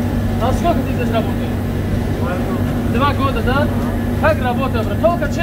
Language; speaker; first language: Russian; non-native, local second language; Tajik